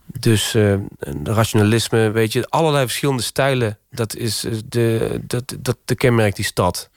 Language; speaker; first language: Dutch; native; Dutch